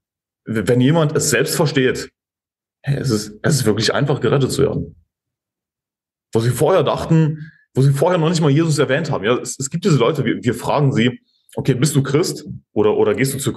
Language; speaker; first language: German; native; German